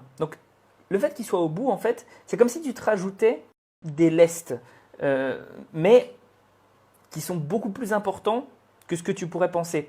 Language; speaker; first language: French; native; French